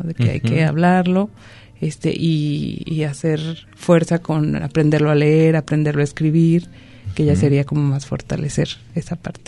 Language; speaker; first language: Spanish; non-native, local second language; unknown